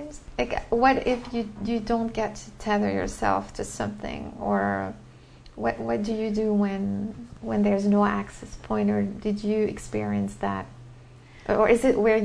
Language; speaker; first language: English; non-native, fluent; Arabic